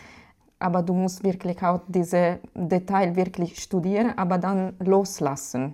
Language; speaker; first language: German; non-native, fluent; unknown